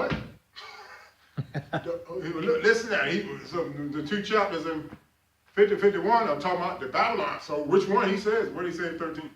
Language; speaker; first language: English; native; English